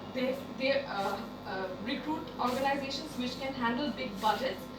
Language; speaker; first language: English; non-native, local second language; Bangla